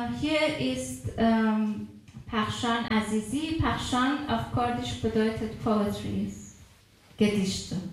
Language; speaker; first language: German; non-native, fluent; Persian